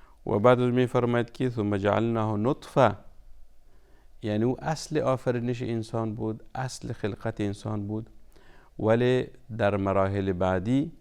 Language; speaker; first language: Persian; native; Persian